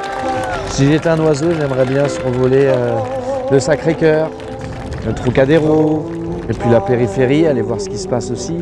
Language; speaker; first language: French; native; French